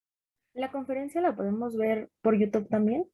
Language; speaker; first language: Spanish; native; Spanish